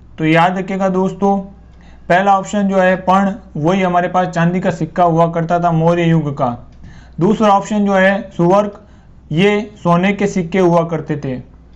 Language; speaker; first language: Hindi; native; Hindi